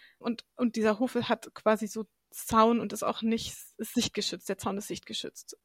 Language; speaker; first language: German; native; German